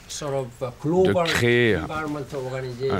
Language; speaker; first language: French; non-native, learner; Korean